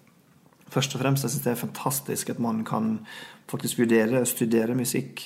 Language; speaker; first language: Norwegian; non-native, fluent; English